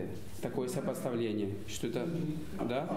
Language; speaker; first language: Russian; non-native, fluent; Spanish